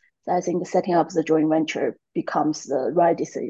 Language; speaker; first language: English; non-native, fluent; Chinese